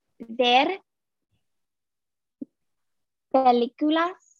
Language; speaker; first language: Spanish; non-native, learner; English